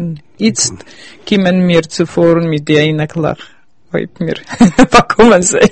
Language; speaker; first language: German; early bilingual, heritage; Yiddish